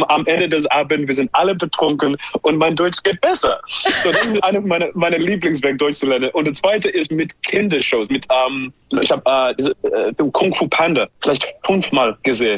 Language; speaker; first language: German; non-native, learner; English